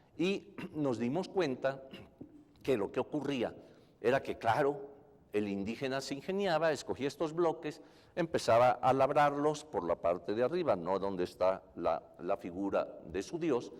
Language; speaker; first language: Spanish; native; Spanish